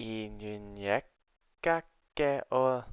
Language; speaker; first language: Greek; non-native, learner; English